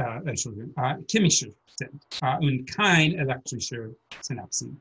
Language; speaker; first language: German; non-native, learner; English